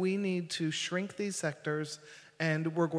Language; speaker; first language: English; native; English